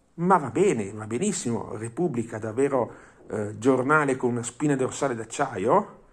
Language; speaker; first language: Italian; non-native, fluent; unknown